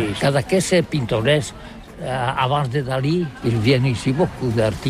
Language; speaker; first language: French; non-native, learner; Catalan